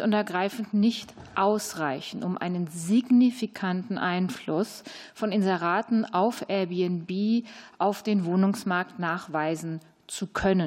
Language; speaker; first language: German; native; German